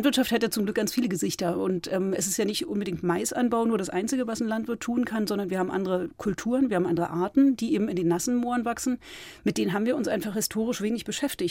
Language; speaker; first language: German; native; German